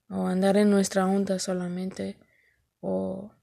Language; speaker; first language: Spanish; early bilingual, heritage; Spanish